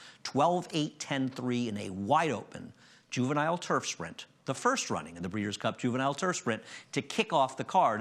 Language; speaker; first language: English; native; English